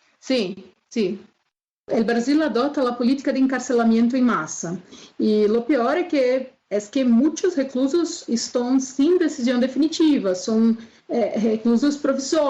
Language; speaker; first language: Spanish; non-native, fluent; Portuguese